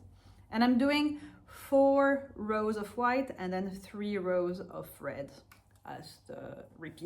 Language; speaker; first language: English; non-native, fluent; French